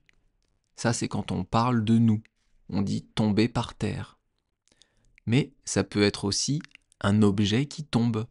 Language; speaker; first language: French; native; French